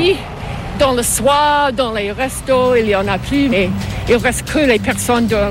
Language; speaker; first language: French; non-native, fluent; English